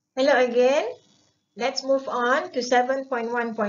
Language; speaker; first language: English; non-native, local second language; Malay